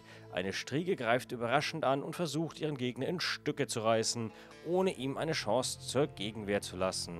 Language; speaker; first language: German; native; German